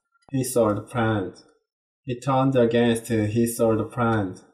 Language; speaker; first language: English; non-native, learner; Korean